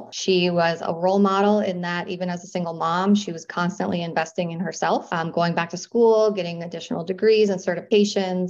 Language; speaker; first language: English; native; English